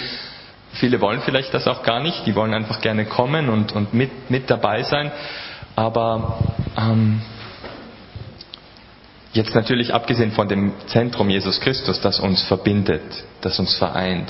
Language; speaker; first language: German; native; German